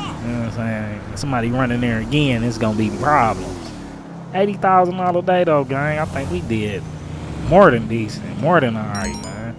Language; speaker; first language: English; native; English